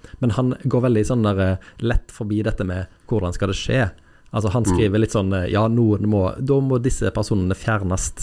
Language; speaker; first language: Norwegian; native; Norwegian